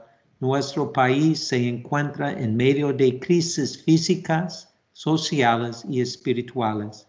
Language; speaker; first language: Spanish; non-native, fluent; English